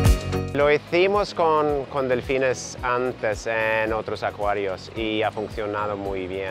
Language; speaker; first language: Spanish; non-native, fluent; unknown